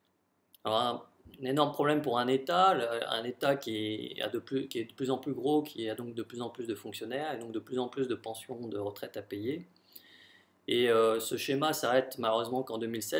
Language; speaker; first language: French; native; French